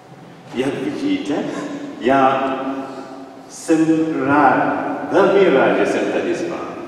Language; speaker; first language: Czech; non-native, learner; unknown